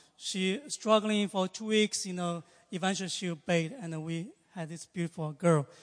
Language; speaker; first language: English; non-native, learner; Chinese